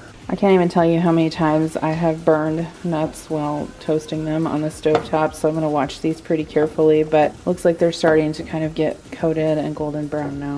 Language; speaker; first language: English; native; English